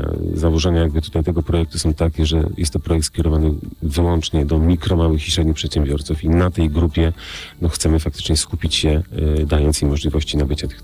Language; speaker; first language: Polish; native; Polish